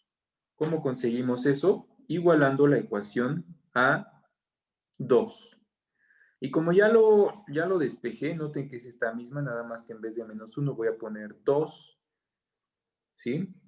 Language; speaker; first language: Spanish; native; Spanish